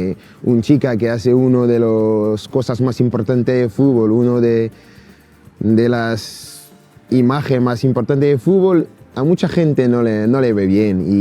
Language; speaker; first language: Spanish; non-native, fluent; French